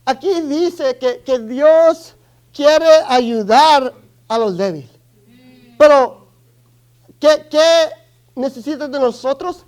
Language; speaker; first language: Spanish; early bilingual, other home language; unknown